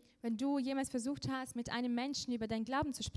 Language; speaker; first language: German; non-native, fluent; Russian